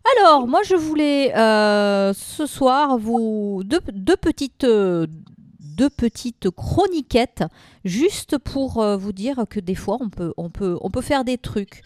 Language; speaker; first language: French; native; French